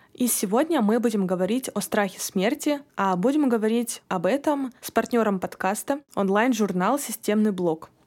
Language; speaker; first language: Russian; native; Russian